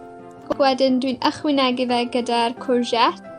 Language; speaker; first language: Welsh; non-native, local second language; English